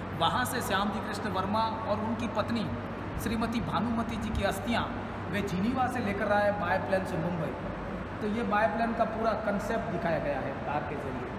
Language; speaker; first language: Hindi; non-native, local second language; Gujarati